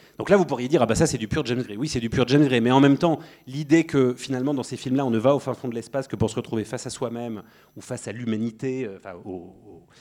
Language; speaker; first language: French; native; French